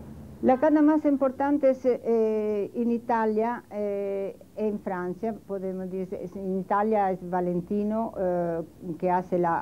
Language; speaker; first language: Spanish; non-native, learner; Italian